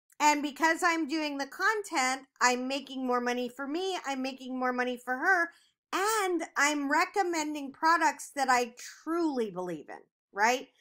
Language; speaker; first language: English; native; English